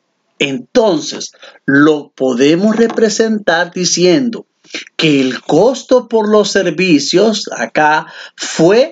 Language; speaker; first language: Spanish; native; Spanish